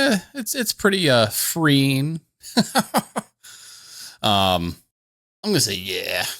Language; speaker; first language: English; native; English